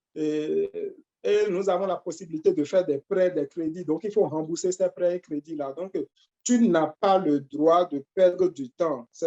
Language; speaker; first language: French; non-native, local second language; Fon